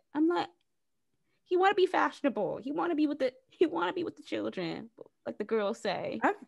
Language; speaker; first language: English; native; English